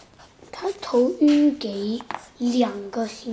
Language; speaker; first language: Chinese; early bilingual, heritage; English